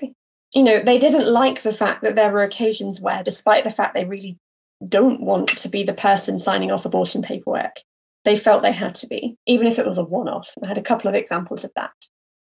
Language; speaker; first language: English; native; English